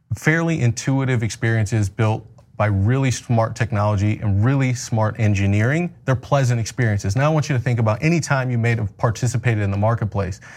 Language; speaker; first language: English; native; English